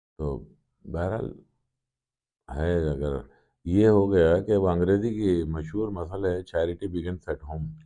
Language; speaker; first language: Urdu; native; Urdu